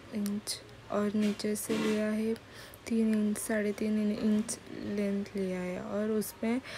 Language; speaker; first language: Hindi; non-native, local second language; Marathi